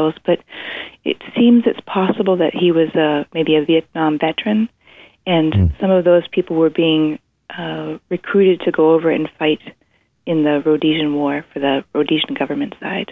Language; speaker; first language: English; native; English